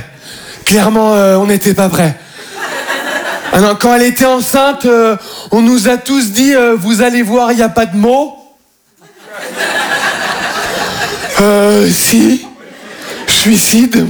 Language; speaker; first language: French; native; French